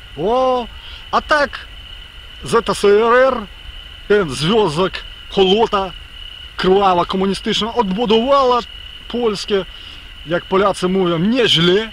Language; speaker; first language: Polish; non-native, fluent; Ukrainian